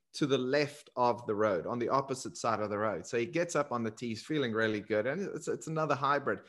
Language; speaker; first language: English; native; English